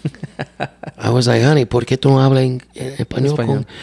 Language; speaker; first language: Spanish; non-native, learner; English